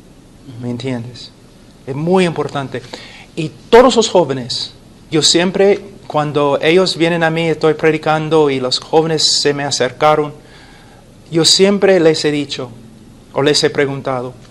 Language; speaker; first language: Spanish; non-native, fluent; English